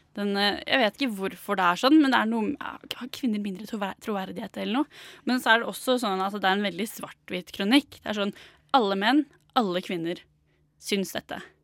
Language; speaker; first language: Norwegian; native; Norwegian